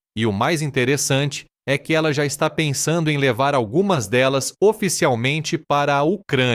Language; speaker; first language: Portuguese; native; Portuguese